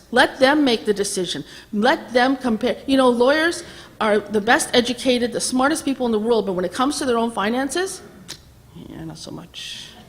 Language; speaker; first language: English; native; English